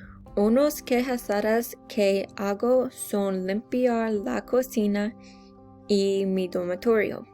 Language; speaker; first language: Spanish; non-native, learner; English